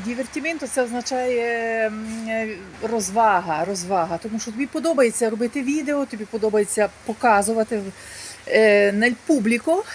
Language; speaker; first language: Ukrainian; native; Ukrainian